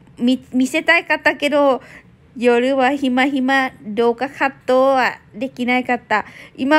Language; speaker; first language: Japanese; non-native, learner; Thai